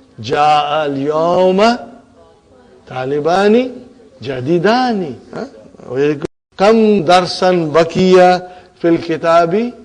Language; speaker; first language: Arabic; non-native, fluent; Urdu